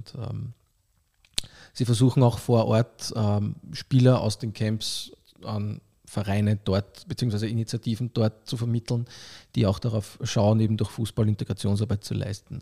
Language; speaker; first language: German; native; German